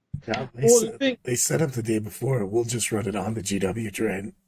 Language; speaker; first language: English; native; English